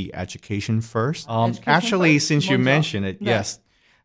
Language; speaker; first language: English; non-native, local second language; Cantonese